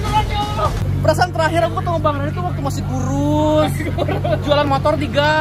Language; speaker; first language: Indonesian; native; Indonesian